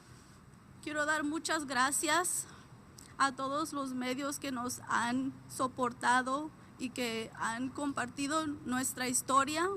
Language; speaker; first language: Spanish; early bilingual, heritage; Spanish